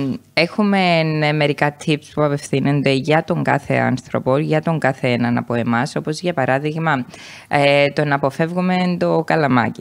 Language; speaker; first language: Greek; native; Greek